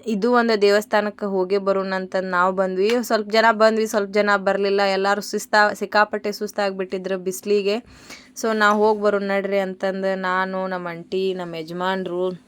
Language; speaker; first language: Kannada; native; Kannada